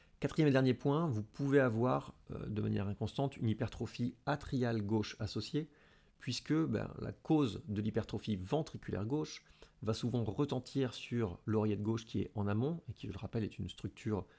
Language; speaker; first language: French; native; French